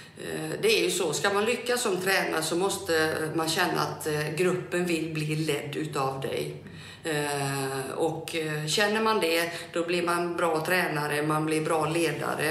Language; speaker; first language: Swedish; native; Swedish